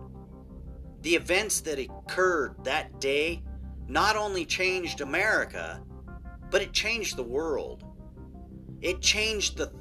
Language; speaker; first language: English; native; English